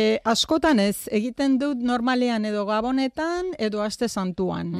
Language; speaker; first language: Basque; non-native, fluent; Romanian